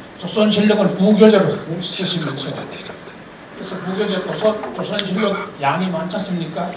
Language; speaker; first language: Korean; native; Korean